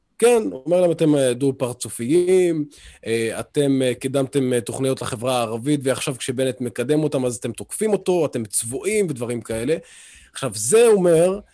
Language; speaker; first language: Hebrew; non-native, local second language; Arabic